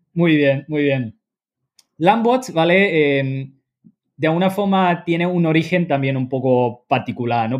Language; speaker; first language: Spanish; non-native, fluent; Chinese